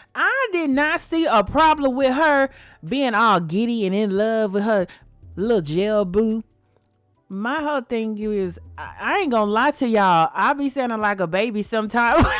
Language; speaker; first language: English; native; English